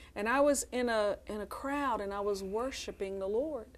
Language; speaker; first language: English; native; English